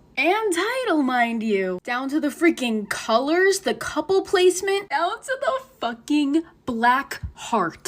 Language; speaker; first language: English; native; English